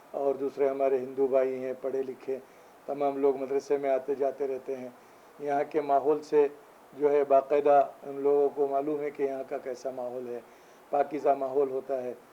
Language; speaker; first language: Urdu; native; Urdu